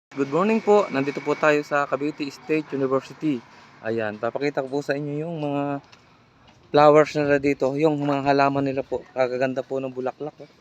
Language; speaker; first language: Filipino; native; Filipino